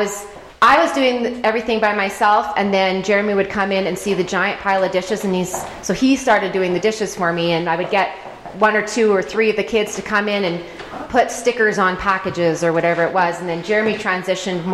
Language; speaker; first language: English; native; English